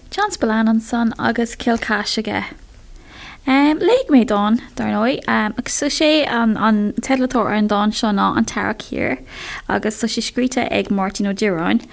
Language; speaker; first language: Irish; non-native, local second language; English